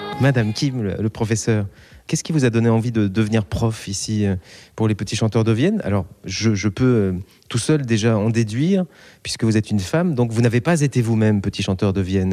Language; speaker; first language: French; native; French